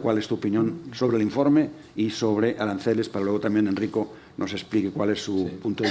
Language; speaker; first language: Spanish; native; Spanish